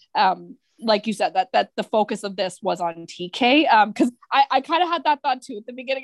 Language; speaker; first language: English; native; English